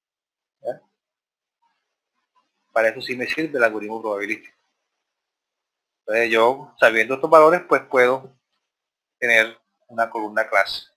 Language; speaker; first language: Spanish; native; Spanish